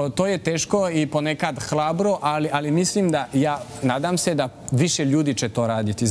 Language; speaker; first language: Croatian; non-native, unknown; French